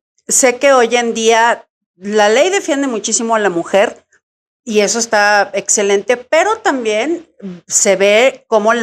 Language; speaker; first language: Spanish; native; Spanish